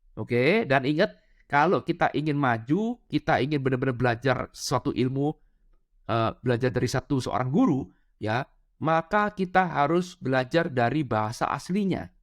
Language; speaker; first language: Indonesian; non-native, local second language; Madurese